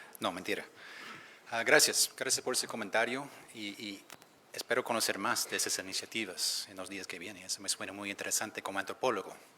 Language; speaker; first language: Spanish; non-native, fluent; English